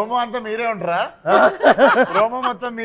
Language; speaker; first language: Telugu; native; Telugu